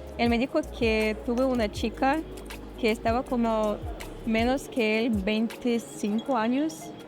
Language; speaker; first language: Spanish; non-native, fluent; Russian